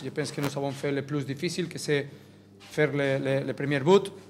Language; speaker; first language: French; non-native, learner; Catalan